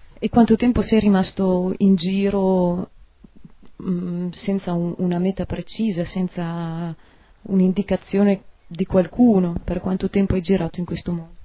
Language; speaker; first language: Italian; native; Italian